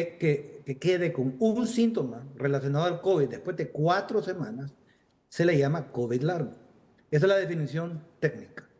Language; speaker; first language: Spanish; native; Spanish